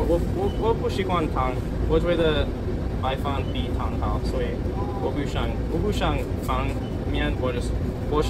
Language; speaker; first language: Chinese; non-native, learner; English